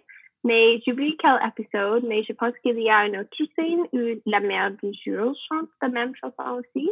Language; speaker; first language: French; non-native, learner; English